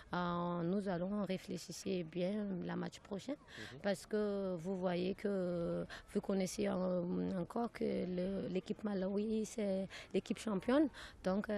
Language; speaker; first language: French; non-native, local second language; Malagasy